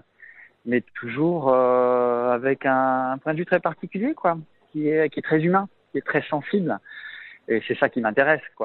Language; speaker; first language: French; native; French